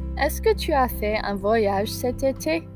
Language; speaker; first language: French; non-native, learner; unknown